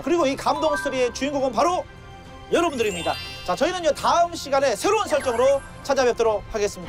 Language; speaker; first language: Korean; native; Korean